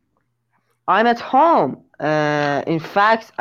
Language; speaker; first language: English; non-native, learner; Persian